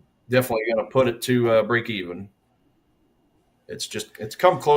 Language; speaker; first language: English; native; English